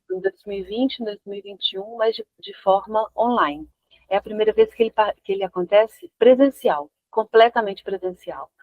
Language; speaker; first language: Portuguese; early bilingual, other home language; Spanish